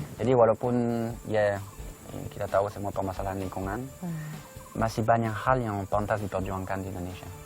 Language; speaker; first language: Indonesian; non-native, fluent; French